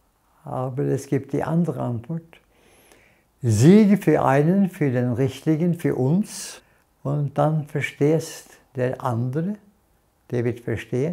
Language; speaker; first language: German; non-native, fluent; Norwegian